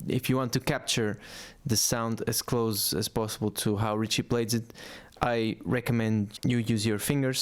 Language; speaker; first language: English; non-native, fluent; Portuguese